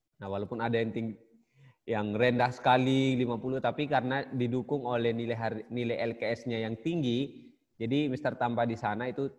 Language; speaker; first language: Indonesian; native; Indonesian